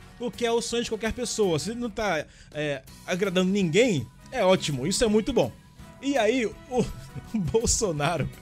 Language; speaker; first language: Portuguese; native; Portuguese